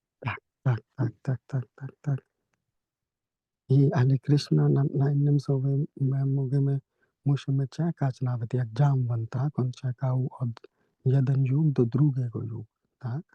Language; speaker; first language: Polish; non-native, learner; Hindi